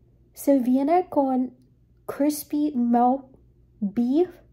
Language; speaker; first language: Spanish; early bilingual, heritage; Spanish